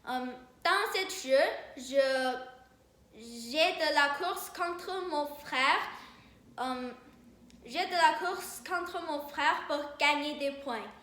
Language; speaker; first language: French; non-native, learner; Chinese